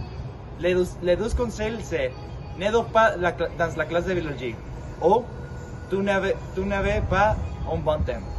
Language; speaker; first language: French; non-native, learner; Spanish